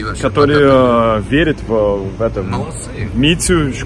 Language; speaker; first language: Russian; non-native, fluent; Portuguese